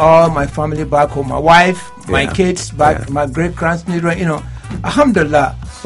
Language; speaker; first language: English; non-native, local second language; Hausa